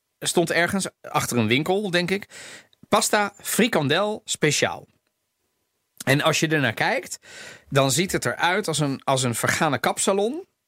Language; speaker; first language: Dutch; native; Dutch